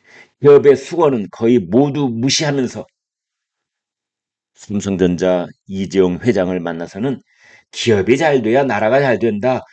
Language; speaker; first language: Korean; native; Korean